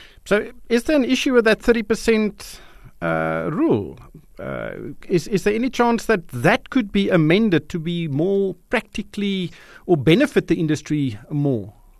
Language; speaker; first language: English; non-native, local second language; Afrikaans